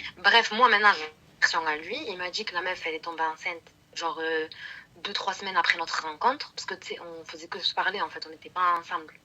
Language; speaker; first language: French; early bilingual, other home language; Arabic